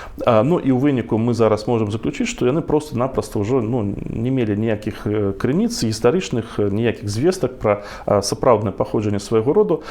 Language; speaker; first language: Belarusian; non-native, local second language; Russian